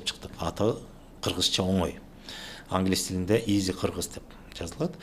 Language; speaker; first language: Kyrgyz; native; Kyrgyz